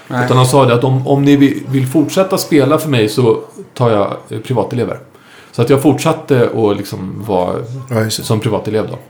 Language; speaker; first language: Swedish; native; Swedish